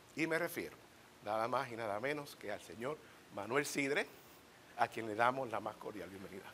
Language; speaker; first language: Spanish; native; Spanish